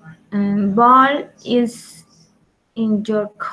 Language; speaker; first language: English; non-native, learner; Spanish